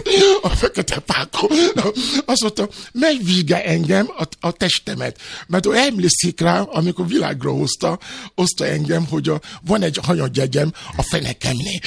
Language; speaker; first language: Hungarian; non-native, learner; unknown